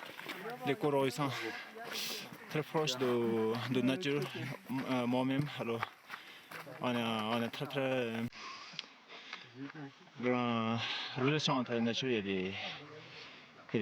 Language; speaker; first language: French; non-native, fluent; Sherpa